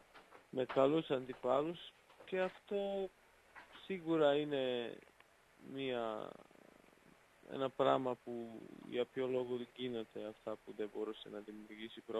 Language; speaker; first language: Greek; non-native, fluent; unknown